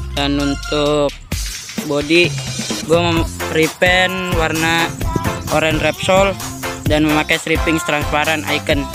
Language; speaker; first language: Indonesian; native; Indonesian